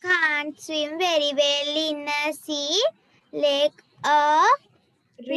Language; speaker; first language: English; non-native, learner; Sinhala